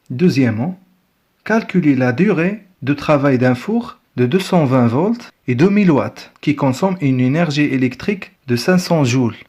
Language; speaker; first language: French; non-native, local second language; Arabic